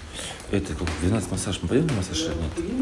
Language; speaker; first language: Russian; native; Russian